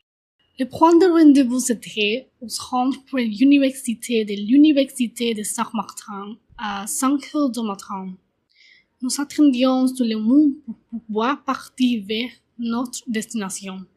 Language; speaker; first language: French; non-native, learner; Spanish